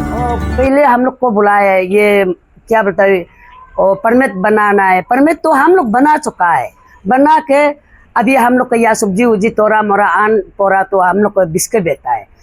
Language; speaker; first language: Hindi; non-native, local second language; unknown